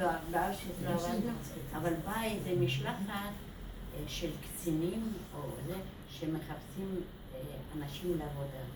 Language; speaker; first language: Hebrew; non-native, fluent; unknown